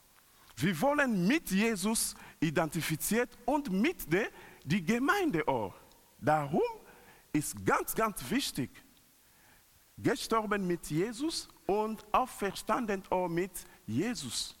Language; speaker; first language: German; non-native, learner; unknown